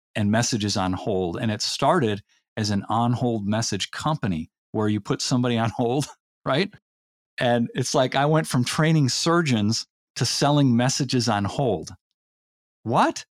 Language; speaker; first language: English; native; English